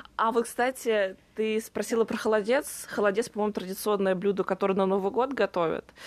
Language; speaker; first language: Russian; native; Russian